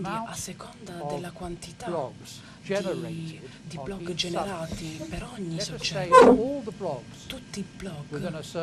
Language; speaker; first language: Italian; native; Italian